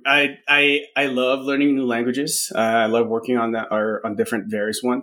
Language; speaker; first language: English; non-native, local second language; Filipino